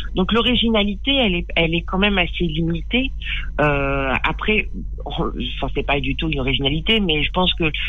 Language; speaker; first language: French; native; French